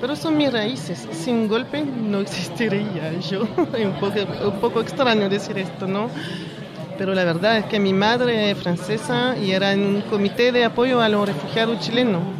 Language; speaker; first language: Spanish; early bilingual, heritage; French